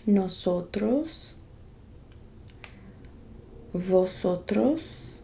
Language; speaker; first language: Spanish; non-native, fluent; English